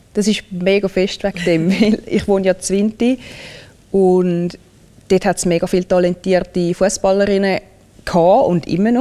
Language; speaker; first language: German; early bilingual, other home language; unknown